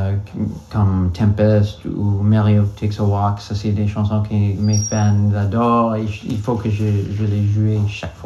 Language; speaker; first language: French; non-native, local second language; English